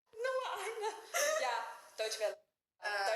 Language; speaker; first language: German; non-native, learner; Chinese